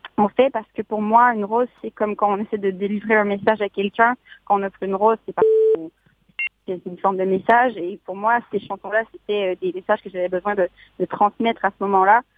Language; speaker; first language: French; native; French